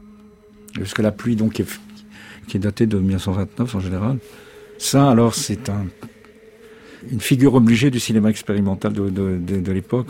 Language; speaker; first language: French; native; French